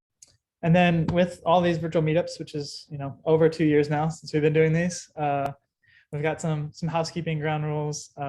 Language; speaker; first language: English; native; English